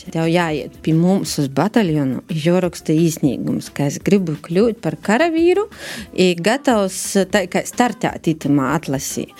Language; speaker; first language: Latvian; native; Latvian